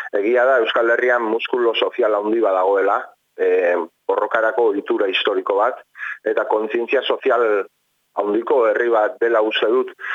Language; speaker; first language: Basque; non-native, local second language; Spanish